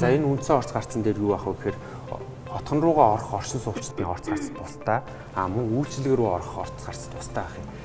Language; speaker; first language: Mongolian; native; Mongolian